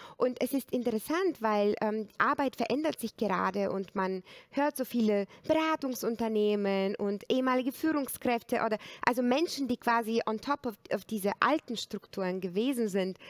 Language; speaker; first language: German; non-native, fluent; Bulgarian